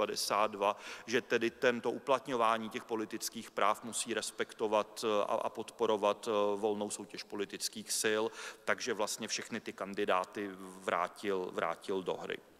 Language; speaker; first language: Czech; native; Czech